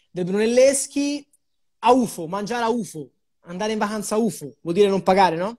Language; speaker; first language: Italian; native; Italian